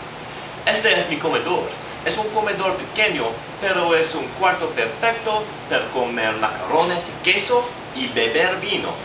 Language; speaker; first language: Spanish; non-native, learner; English